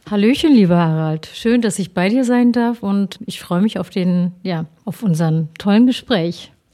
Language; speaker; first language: German; early bilingual, other home language; Turkish